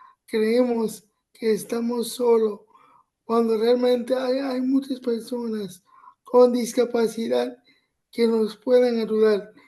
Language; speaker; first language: Spanish; early bilingual, other home language; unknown